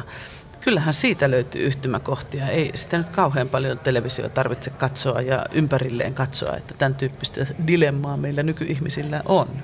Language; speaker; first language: Finnish; native; Finnish